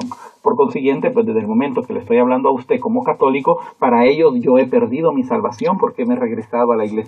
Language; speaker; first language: Spanish; native; Spanish